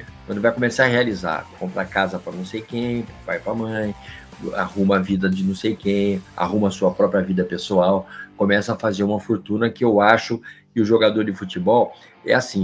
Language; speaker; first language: Portuguese; native; Portuguese